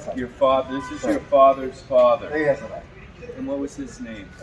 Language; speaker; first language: English; native; English